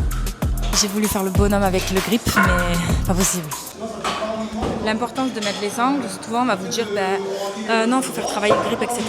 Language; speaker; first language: French; native; French